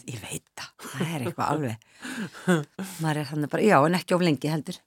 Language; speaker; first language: Icelandic; native; Icelandic